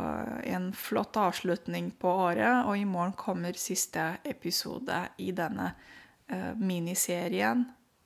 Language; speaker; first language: Norwegian; non-native, fluent; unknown